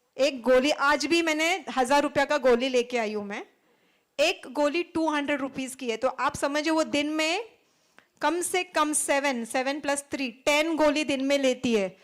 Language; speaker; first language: Hindi; non-native, local second language; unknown